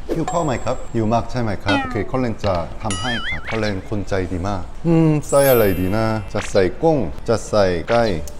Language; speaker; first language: Thai; non-native, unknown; Korean